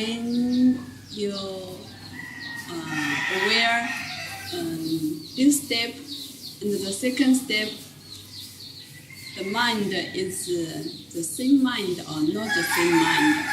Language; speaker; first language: English; non-native, learner; Chinese